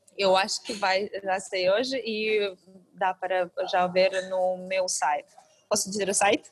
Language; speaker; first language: Portuguese; non-native, fluent; Russian